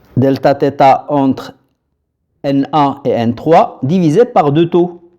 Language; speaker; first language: French; non-native, local second language; Arabic